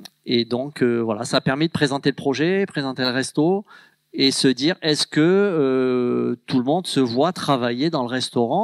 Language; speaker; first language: French; native; French